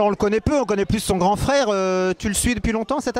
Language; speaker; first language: French; native; French